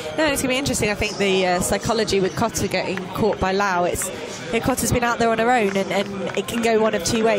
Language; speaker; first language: English; native; English